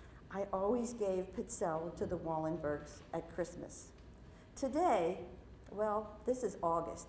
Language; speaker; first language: English; native; English